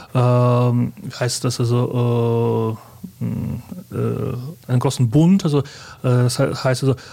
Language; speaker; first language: German; early bilingual, other home language; Russian